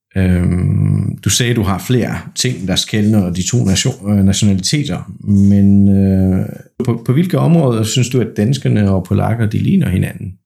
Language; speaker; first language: Danish; non-native, fluent; Polish